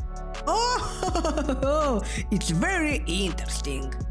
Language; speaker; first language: English; non-native, learner; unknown